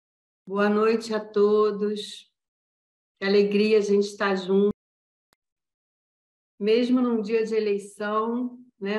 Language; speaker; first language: Portuguese; native; Portuguese